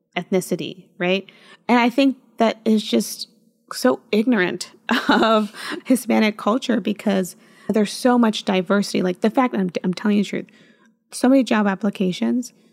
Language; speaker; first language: English; early bilingual, other home language; Spanish